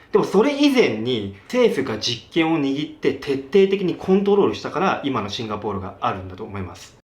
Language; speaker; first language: Japanese; native; Japanese